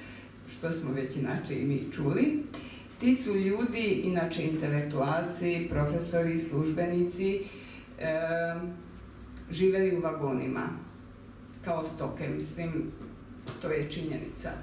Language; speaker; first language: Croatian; non-native, local second language; Hungarian